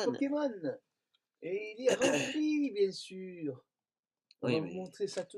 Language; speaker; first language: French; native; French